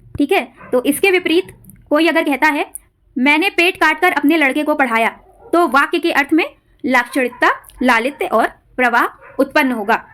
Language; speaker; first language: Hindi; native; Hindi